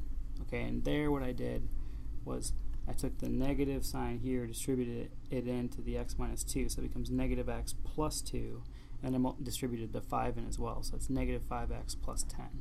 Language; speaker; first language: English; native; English